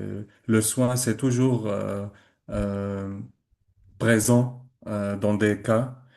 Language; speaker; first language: French; non-native, learner; Arabic